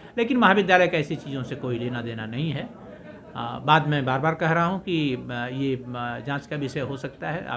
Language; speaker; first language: Hindi; native; Hindi